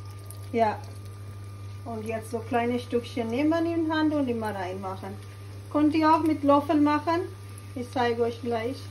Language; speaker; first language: German; non-native, learner; Urdu